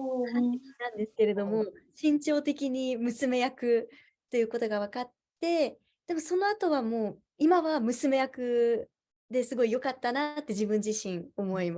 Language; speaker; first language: Japanese; native; Japanese